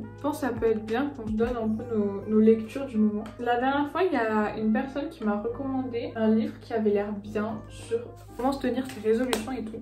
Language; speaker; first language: French; native; French